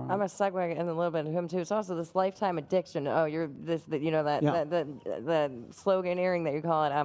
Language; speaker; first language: English; native; English